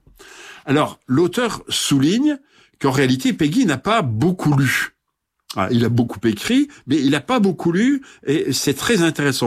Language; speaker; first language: French; native; French